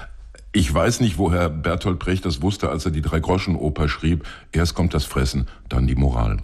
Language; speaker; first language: German; native; German